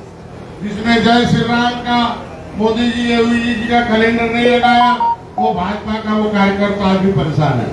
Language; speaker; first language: Hindi; native; Hindi